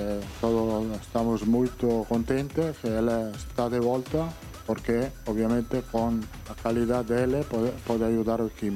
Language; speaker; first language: Portuguese; non-native, fluent; Italian